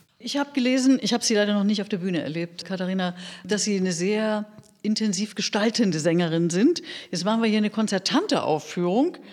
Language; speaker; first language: German; native; German